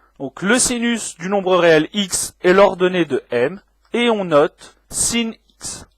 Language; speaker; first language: French; native; French